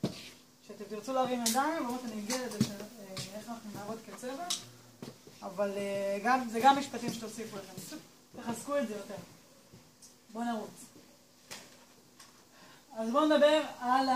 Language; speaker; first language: Hebrew; native; Hebrew